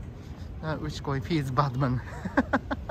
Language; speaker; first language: English; non-native, learner; Japanese